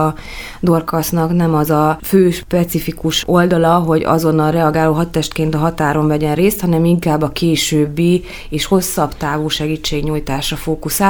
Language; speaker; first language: Hungarian; native; Hungarian